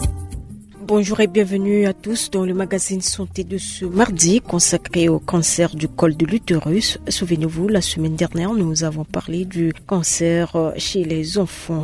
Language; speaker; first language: French; non-native, local second language; Sango